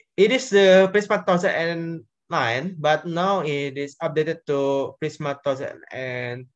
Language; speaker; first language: English; non-native, learner; Indonesian